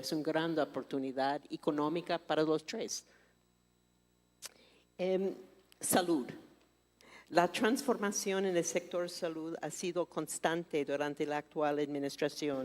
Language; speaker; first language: Spanish; non-native, fluent; English